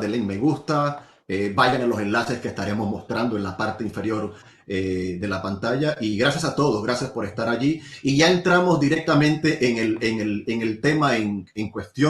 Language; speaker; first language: Spanish; native; Spanish